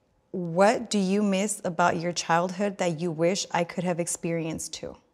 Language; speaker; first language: English; early bilingual, other home language; Spanish